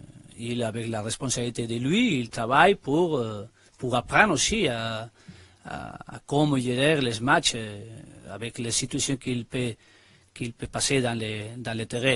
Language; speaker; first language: French; non-native, learner; Spanish